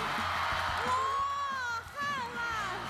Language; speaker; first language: Chinese; native; Chinese